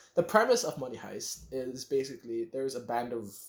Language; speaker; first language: English; native; English